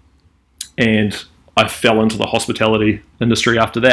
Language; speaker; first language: English; native; English